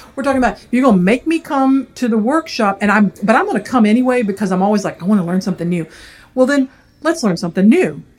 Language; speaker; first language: English; native; English